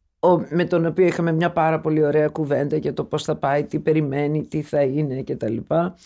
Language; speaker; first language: Greek; early bilingual, other home language; Turkish